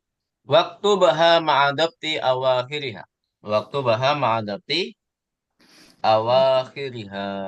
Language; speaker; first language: Arabic; non-native, learner; Indonesian